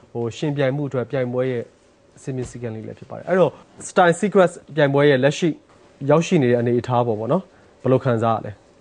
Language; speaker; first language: Burmese; native; Burmese